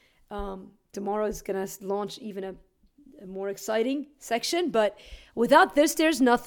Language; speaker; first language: English; native; English